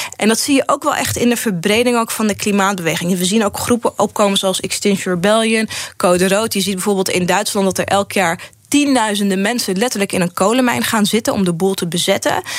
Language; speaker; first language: Dutch; early bilingual, other home language; Arabic